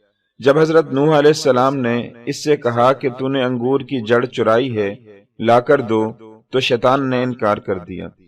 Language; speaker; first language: Urdu; native; Urdu